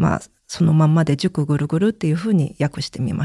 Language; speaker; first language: Japanese; early bilingual, other home language; Korean